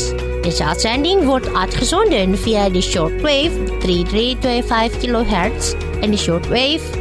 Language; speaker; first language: Dutch; non-native, learner; Indonesian